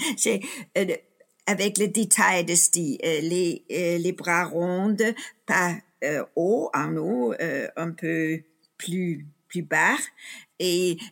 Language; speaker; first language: French; non-native, fluent; Danish